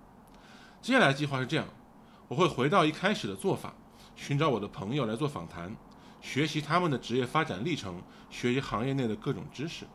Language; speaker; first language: Chinese; native; Chinese